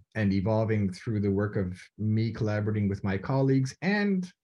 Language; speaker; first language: English; native; English